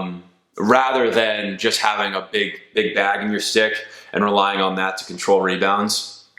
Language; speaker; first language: English; native; English